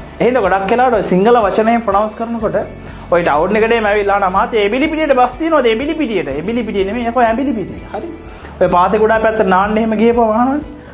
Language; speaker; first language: Sinhala; non-native, local second language; Tamil